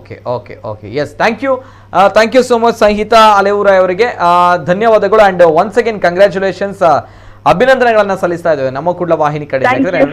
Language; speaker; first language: Kannada; native; Kannada